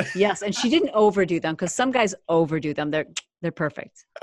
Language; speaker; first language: English; native; English